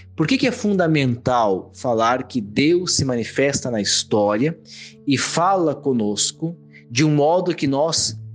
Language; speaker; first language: Portuguese; native; Portuguese